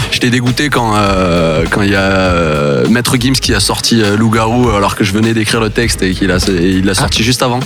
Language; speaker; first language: French; native; French